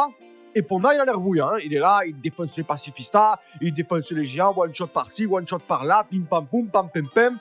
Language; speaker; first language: French; native; French